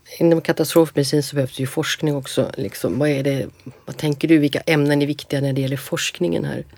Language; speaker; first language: Swedish; native; Swedish